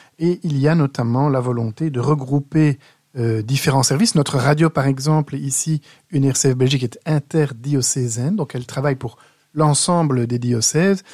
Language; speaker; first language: French; native; French